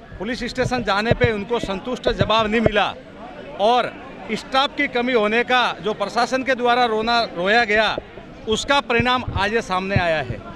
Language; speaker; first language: Hindi; non-native, local second language; Rajasthani